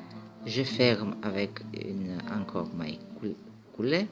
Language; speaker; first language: French; non-native, fluent; Greek